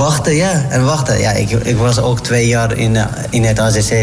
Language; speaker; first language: Dutch; non-native, learner; Turkish